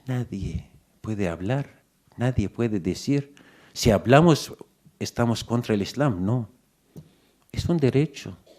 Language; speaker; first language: Spanish; non-native, fluent; Arabic